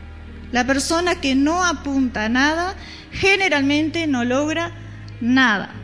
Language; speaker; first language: Spanish; native; Spanish